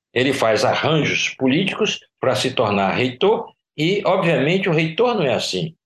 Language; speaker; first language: Portuguese; native; Portuguese